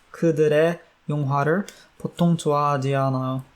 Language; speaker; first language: Korean; non-native, learner; English